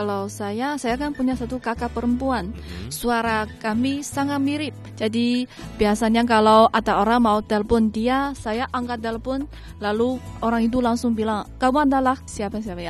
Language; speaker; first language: Indonesian; non-native, fluent; Chinese